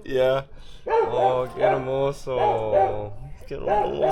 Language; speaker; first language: Spanish; non-native, fluent; English